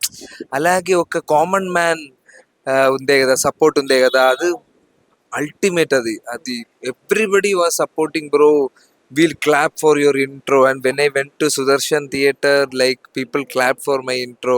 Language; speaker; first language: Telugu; non-native, learner; Malayalam